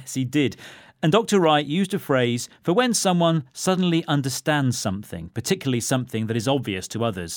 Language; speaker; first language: English; native; English